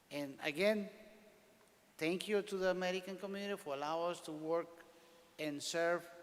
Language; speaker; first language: English; non-native, fluent; Spanish